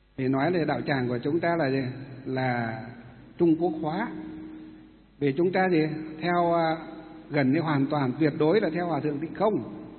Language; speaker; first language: Vietnamese; non-native, local second language; Muong